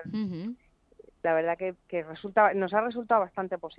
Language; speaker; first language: Spanish; native; Spanish